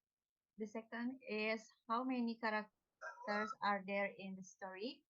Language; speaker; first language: English; non-native, learner; Indonesian